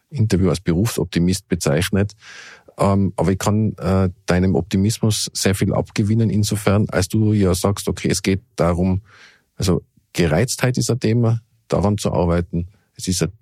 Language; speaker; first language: German; native; German